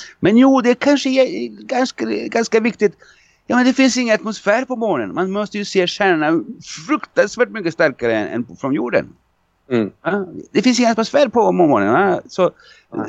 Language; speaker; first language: Swedish; non-native, fluent; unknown